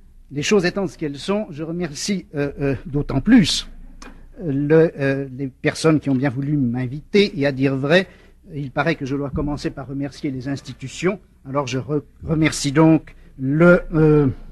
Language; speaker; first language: French; native; French